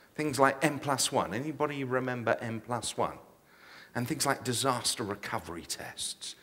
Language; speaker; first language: English; native; English